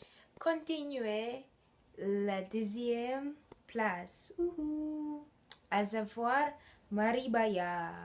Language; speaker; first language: French; non-native, learner; Indonesian